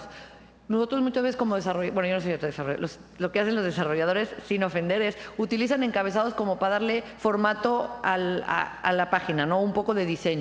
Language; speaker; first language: Spanish; native; Spanish